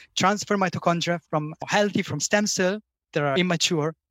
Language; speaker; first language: English; non-native, fluent; Italian